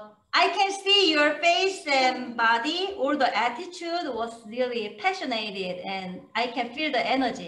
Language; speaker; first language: English; non-native, learner; Korean